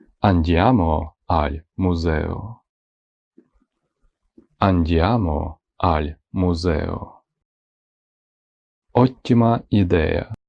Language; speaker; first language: Italian; non-native, fluent; Ukrainian